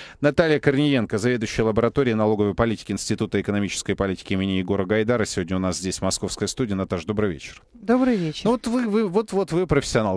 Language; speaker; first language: Russian; native; Russian